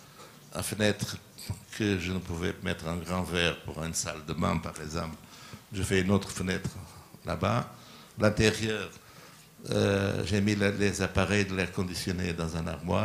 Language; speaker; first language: French; non-native, learner; Portuguese